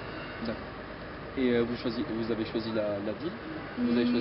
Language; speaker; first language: French; native; French